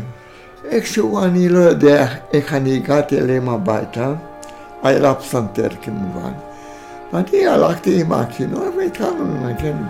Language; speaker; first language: Hebrew; non-native, fluent; Romanian